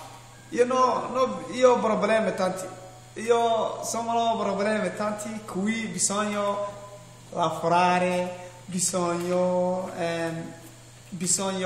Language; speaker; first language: Italian; non-native, learner; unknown